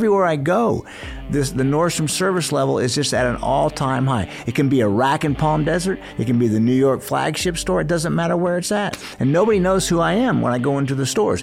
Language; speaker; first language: English; native; English